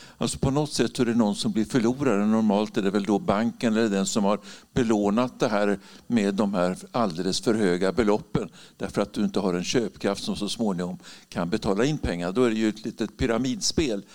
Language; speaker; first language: Swedish; native; Swedish